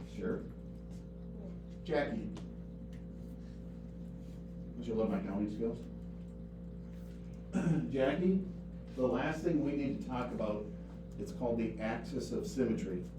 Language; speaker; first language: English; native; English